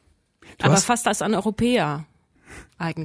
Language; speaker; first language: German; non-native, fluent; French